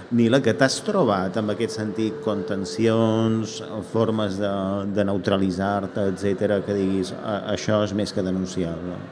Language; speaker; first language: Catalan; native; Catalan